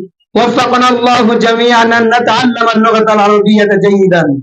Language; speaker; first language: Arabic; non-native, learner; Bangla